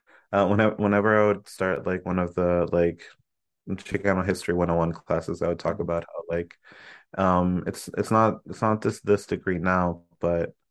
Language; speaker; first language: English; early bilingual, other home language; Spanish